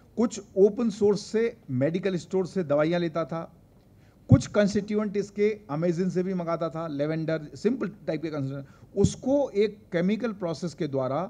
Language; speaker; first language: Hindi; native; Hindi